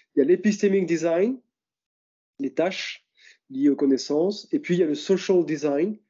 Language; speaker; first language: French; native; French